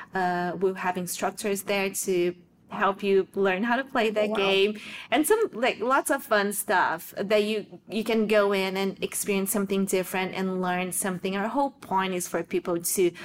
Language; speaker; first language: English; non-native, fluent; Portuguese